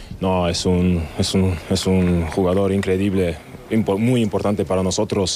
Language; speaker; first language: Spanish; non-native, learner; German